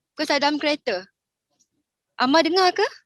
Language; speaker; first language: Malay; native; Malay